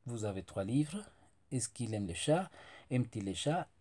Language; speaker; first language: French; non-native, fluent; Spanish